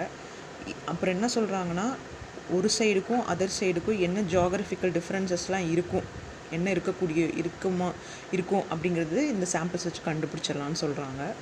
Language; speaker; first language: Tamil; native; Tamil